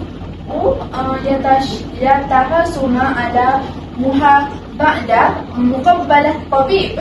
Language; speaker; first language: Arabic; non-native, learner; Malay